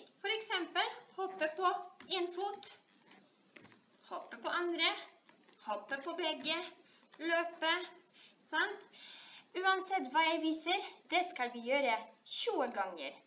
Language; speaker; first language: Norwegian; non-native, fluent; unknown